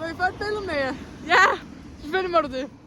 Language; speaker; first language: Danish; native; Danish